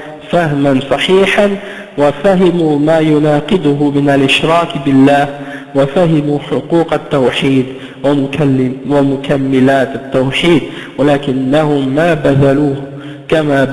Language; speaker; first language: Arabic; non-native, fluent; French